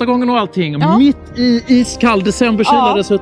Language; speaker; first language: Swedish; native; Swedish